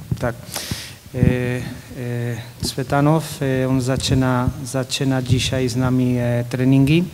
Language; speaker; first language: Polish; non-native, fluent; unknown